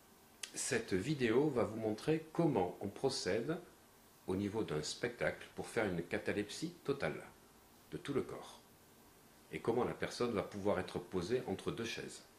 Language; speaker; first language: French; native; French